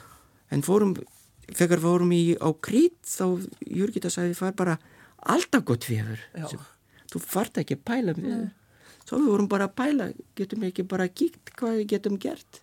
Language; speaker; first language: Icelandic; non-native, fluent; Lithuanian